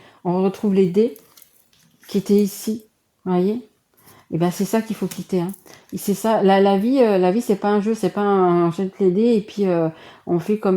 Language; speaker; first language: French; native; French